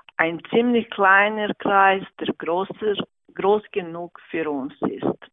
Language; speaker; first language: German; non-native, fluent; Serbian